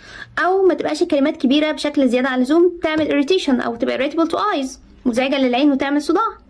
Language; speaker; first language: Arabic; native; Arabic